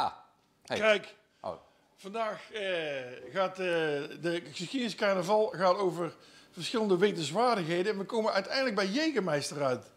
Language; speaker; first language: Dutch; native; Dutch